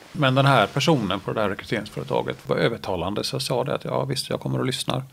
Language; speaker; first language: Swedish; native; Swedish